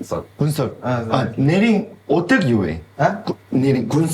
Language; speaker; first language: Mongolian; non-native, fluent; Korean